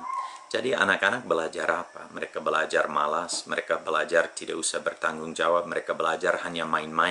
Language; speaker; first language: Indonesian; non-native, fluent; English